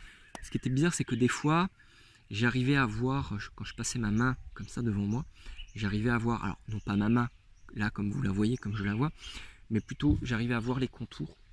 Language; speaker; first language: French; native; French